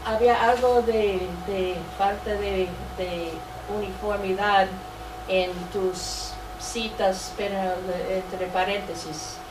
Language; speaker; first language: Spanish; non-native, fluent; English